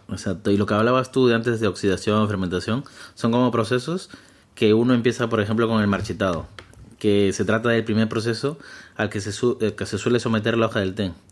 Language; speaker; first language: Spanish; native; Spanish